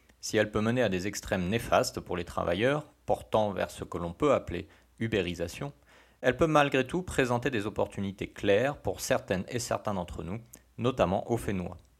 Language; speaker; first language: French; native; French